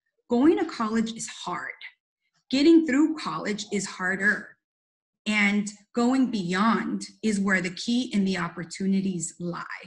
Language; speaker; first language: English; early bilingual, other home language; Spanish